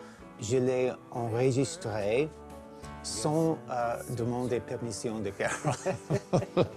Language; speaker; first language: French; non-native, learner; English